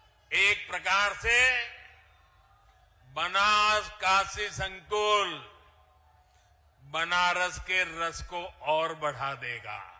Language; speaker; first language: Hindi; non-native, local second language; Gujarati